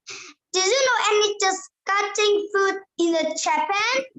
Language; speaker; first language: English; non-native, learner; Vietnamese